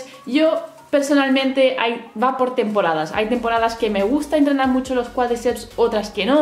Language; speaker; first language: Spanish; native; Spanish